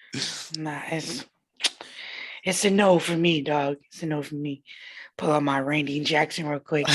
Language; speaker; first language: English; native; English